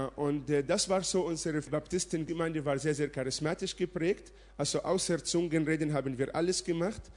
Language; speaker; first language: German; non-native, fluent; Arabic